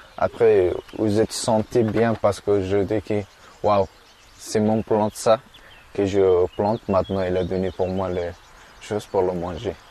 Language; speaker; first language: French; non-native, learner; Persian